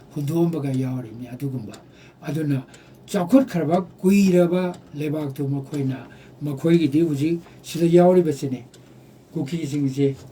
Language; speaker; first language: Manipuri; native; Manipuri